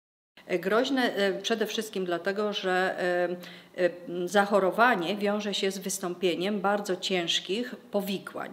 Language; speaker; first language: Polish; native; Polish